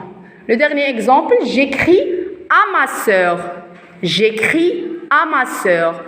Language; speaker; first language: French; non-native, local second language; Arabic